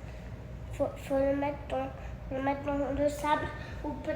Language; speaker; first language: French; early bilingual, heritage; French